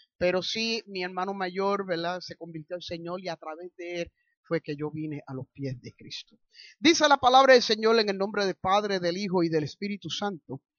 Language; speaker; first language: Spanish; early bilingual, heritage; Spanish